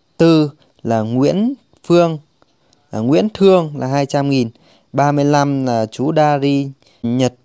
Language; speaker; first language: Vietnamese; native; Vietnamese